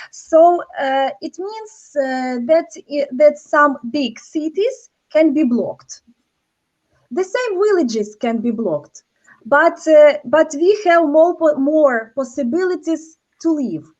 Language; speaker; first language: English; non-native, learner; Ukrainian